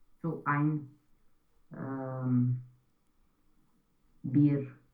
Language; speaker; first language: German; non-native, learner; Romanian